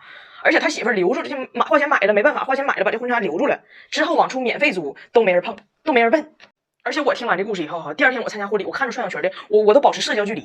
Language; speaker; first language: Chinese; native; Chinese